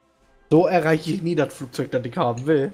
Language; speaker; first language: German; native; German